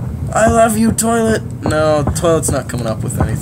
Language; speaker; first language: English; native; English